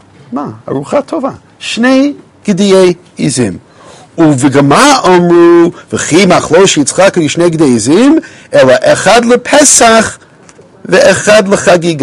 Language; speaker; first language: Hebrew; non-native, fluent; English